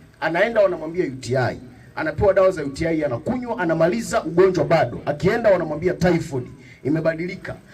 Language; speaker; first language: Swahili; native; Swahili